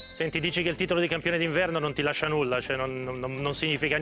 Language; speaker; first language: Italian; native; Italian